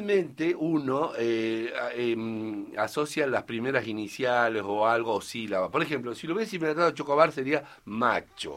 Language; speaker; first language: Spanish; native; Spanish